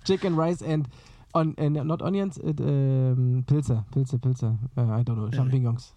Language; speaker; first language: English; non-native, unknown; German